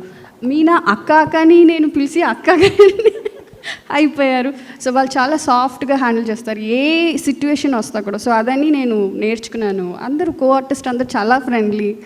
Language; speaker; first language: Telugu; non-native, fluent; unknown